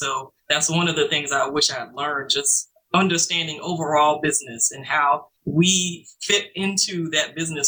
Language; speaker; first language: English; native; English